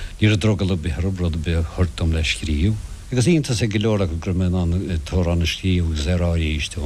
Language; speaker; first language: Irish; non-native, local second language; English